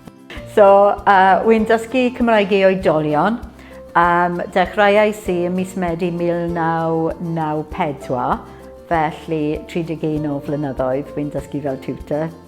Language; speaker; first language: Welsh; non-native, local second language; English